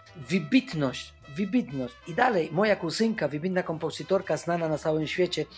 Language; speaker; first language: Polish; non-native, fluent; Spanish